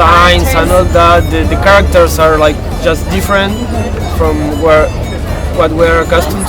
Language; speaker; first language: English; non-native, learner; Spanish